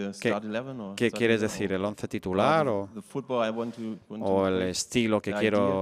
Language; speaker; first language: Spanish; non-native, learner; German